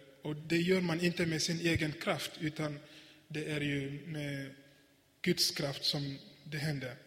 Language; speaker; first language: Swedish; non-native, fluent; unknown